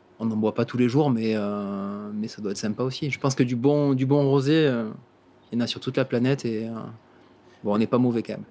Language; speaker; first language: French; native; French